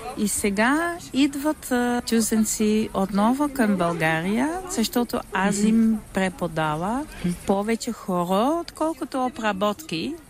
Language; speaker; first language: Bulgarian; non-native, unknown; Dutch